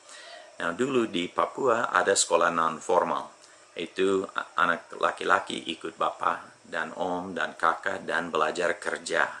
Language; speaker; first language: Indonesian; non-native, fluent; English